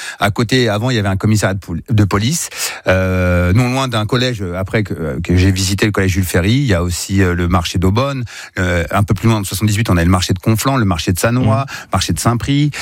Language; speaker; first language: French; native; French